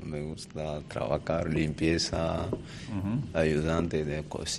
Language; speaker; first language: Spanish; non-native, learner; Bambara